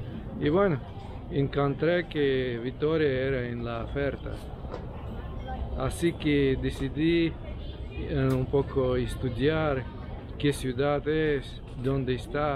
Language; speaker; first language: Spanish; non-native, fluent; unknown